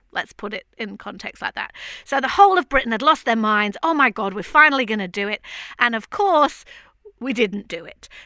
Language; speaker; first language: English; native; English